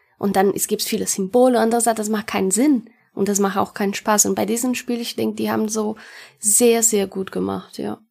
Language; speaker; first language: German; non-native, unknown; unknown